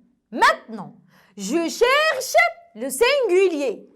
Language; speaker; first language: French; non-native, local second language; Arabic